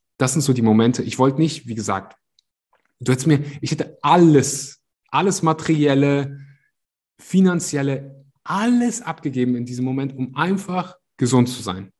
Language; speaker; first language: German; early bilingual, other home language; Russian